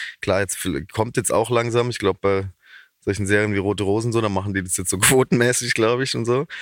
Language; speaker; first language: German; native; German